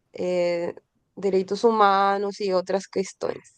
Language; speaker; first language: Portuguese; non-native, learner; Spanish